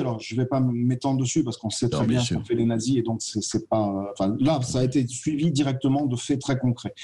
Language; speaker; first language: French; native; French